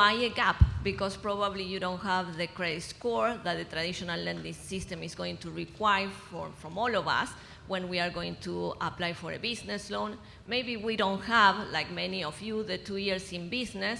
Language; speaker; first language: English; non-native, fluent; Spanish